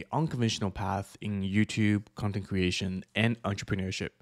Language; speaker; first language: English; early bilingual, other home language; Chinese